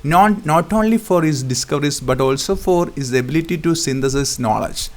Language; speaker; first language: English; non-native, local second language; Malayalam